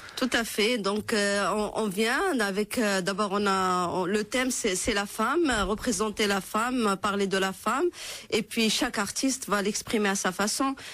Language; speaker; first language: French; non-native, local second language; Arabic